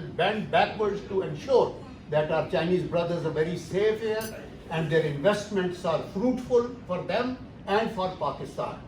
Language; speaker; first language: English; non-native, local second language; Urdu